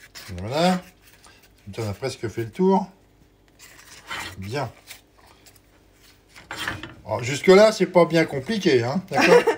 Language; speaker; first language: French; native; French